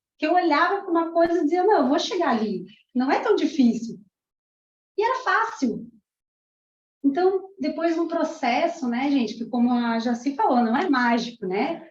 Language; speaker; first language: Portuguese; early bilingual, other home language; Spanish